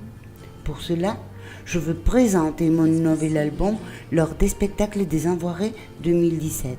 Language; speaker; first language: French; non-native, learner; Spanish